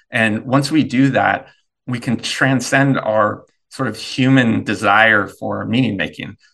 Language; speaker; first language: English; native; English